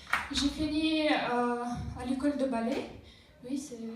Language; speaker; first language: French; non-native, learner; Russian